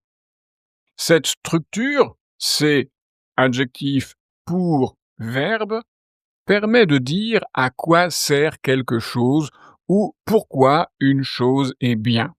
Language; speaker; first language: French; native; French